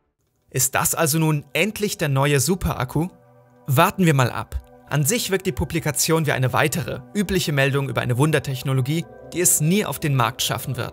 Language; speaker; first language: German; native; German